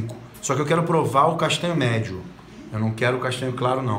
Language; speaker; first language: Portuguese; native; Portuguese